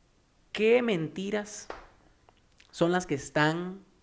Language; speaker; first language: Spanish; native; Spanish